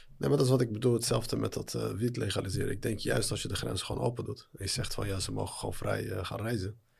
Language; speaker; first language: Dutch; early bilingual, other home language; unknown